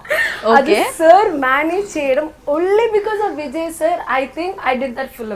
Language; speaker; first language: Telugu; non-native, learner; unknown